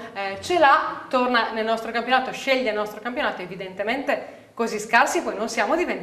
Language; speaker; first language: Italian; native; Italian